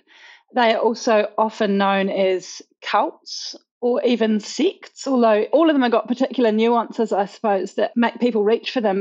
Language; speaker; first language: English; native; English